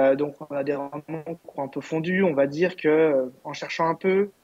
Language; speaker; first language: French; native; French